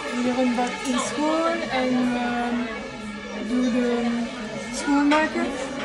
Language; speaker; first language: Dutch; non-native, learner; French